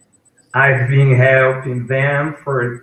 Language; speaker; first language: English; non-native, learner; Portuguese